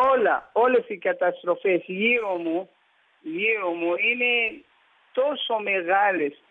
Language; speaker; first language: Greek; early bilingual, heritage; Greek